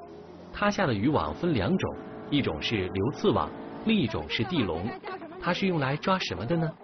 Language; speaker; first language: Chinese; native; Chinese